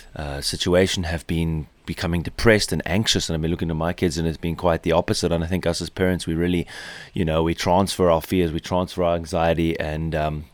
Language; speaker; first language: English; native; English